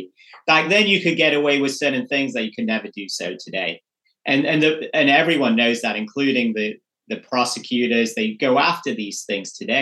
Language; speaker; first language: English; native; English